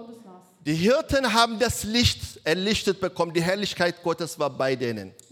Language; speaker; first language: German; non-native, learner; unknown